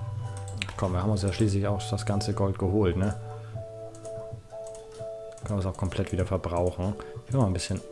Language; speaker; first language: German; native; German